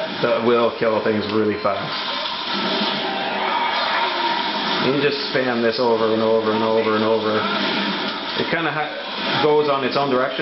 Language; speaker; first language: English; native; English